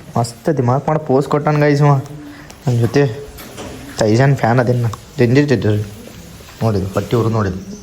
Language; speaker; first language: Kannada; native; Kannada